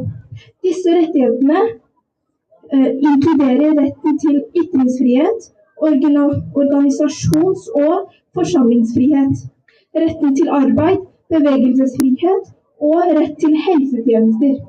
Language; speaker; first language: Norwegian; early bilingual, other home language; Persian